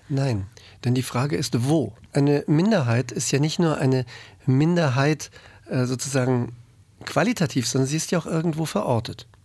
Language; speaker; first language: German; native; German